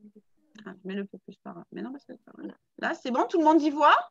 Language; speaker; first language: French; native; French